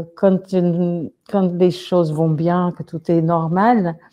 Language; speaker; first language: French; non-native, fluent; English